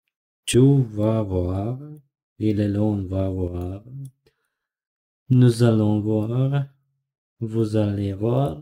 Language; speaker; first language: French; non-native, learner; Russian